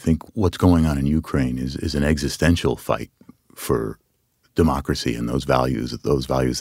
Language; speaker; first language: English; native; English